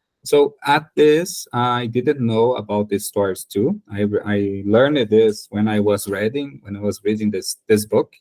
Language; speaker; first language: English; non-native, learner; Portuguese